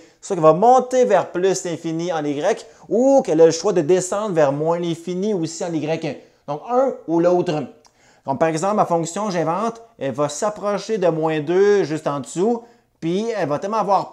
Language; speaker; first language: French; native; French